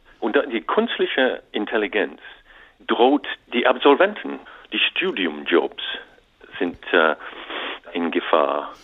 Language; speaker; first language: German; non-native, learner; English